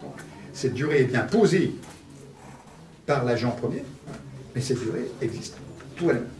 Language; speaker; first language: French; native; French